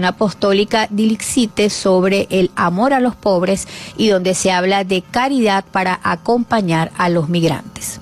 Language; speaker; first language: Spanish; native; Spanish